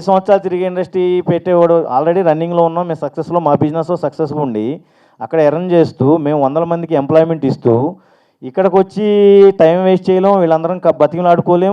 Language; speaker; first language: Telugu; native; Telugu